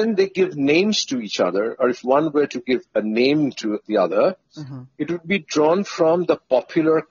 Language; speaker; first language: English; non-native, local second language; Bangla